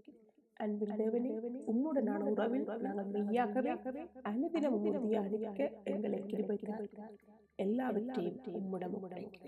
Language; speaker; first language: Tamil; native; Tamil